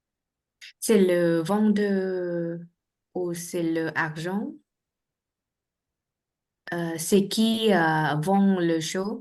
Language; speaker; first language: French; non-native, learner; Vietnamese